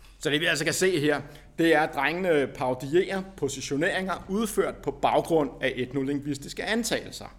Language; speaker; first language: Danish; native; Danish